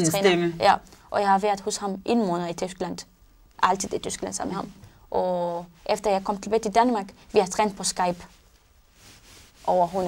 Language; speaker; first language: Danish; non-native, learner; Arabic